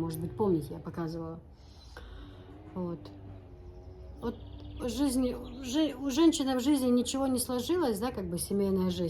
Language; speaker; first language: Russian; non-native, local second language; Chechen